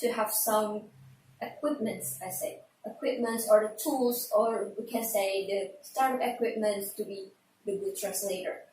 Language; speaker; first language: English; non-native, learner; Indonesian